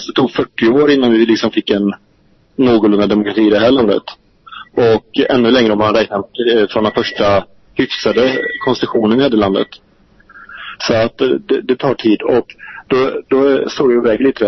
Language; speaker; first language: Swedish; native; Swedish